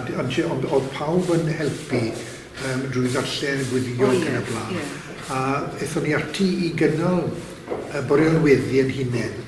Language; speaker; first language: Welsh; native; Welsh